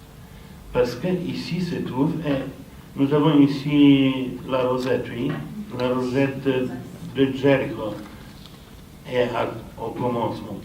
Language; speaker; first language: French; non-native, fluent; Romanian